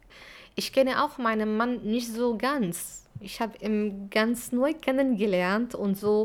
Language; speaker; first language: German; non-native, fluent; Arabic